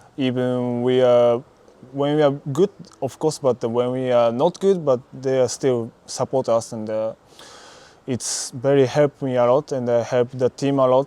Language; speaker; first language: English; non-native, learner; Japanese